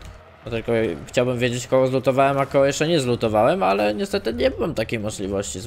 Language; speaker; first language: Polish; native; Polish